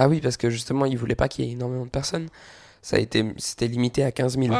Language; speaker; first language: French; native; French